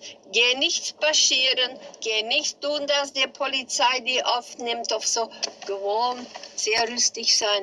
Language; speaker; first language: German; non-native, learner; Dutch